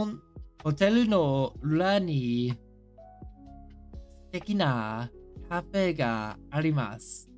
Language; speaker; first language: Japanese; non-native, learner; English